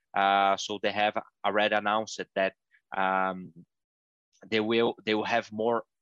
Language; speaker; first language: English; non-native, fluent; Portuguese